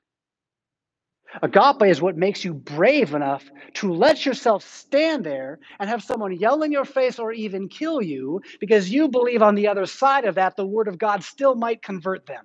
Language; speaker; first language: English; native; English